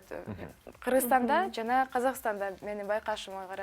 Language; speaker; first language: Kyrgyz; non-native, local second language; Uyghur